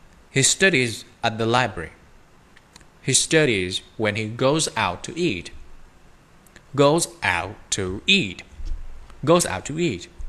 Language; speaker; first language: English; non-native, fluent; Vietnamese